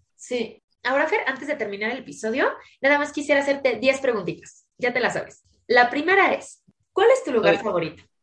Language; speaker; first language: Spanish; native; Spanish